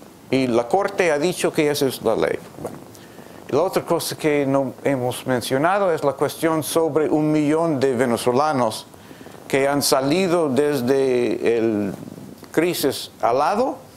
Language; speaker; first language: Spanish; non-native, fluent; English